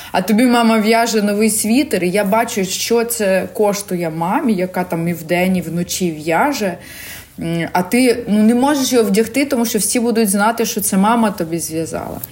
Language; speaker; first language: Ukrainian; non-native, local second language; Russian